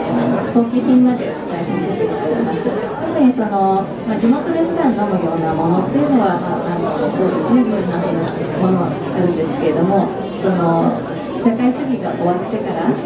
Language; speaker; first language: Japanese; native; Japanese